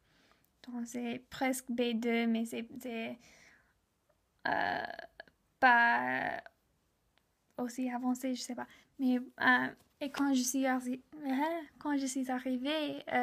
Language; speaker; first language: French; non-native, learner; English